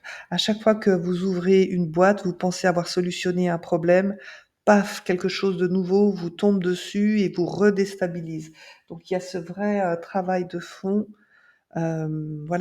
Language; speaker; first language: French; native; French